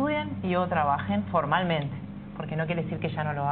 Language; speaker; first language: Spanish; native; Spanish